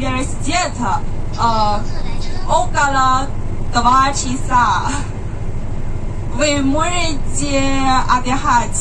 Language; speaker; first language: Russian; non-native, learner; Chinese